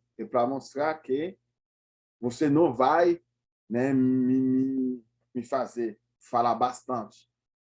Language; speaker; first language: Portuguese; non-native, fluent; Haitian Creole